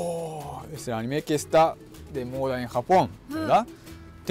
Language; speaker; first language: Spanish; non-native, fluent; Japanese